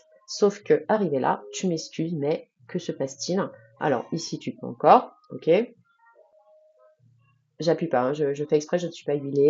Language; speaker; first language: French; native; French